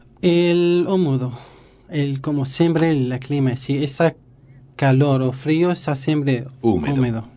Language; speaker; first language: Spanish; non-native, learner; Arabic